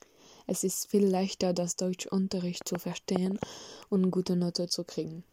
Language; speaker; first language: German; non-native, learner; French